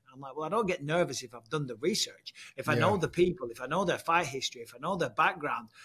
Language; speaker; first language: English; native; English